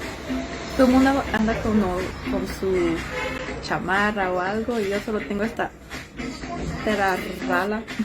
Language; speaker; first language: Spanish; early bilingual, heritage; Spanish